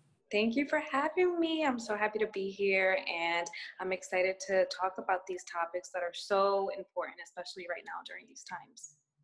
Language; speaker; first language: English; early bilingual, other home language; Spanish